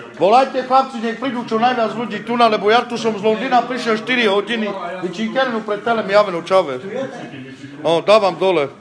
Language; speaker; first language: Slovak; non-native, local second language; Romany